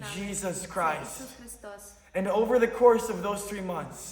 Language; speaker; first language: English; native; English